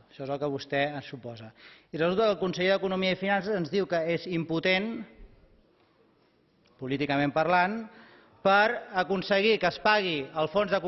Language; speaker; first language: Catalan; native; Catalan